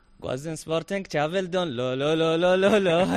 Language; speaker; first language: Spanish; non-native, learner; Arabic